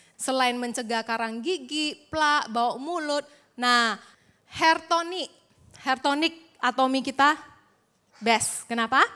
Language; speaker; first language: Indonesian; native; Indonesian